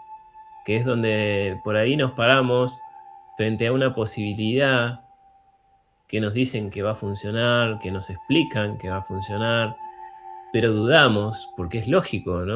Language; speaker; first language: Spanish; native; Spanish